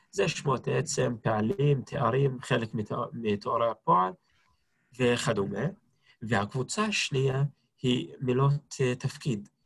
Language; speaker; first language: Hebrew; non-native, local second language; Arabic